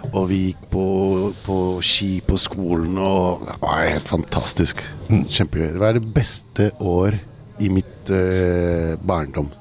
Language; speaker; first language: Norwegian; early bilingual, heritage; Italian